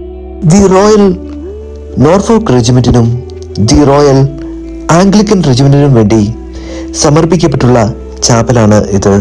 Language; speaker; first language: Malayalam; native; Malayalam